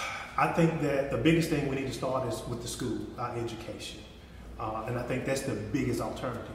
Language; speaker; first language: English; native; English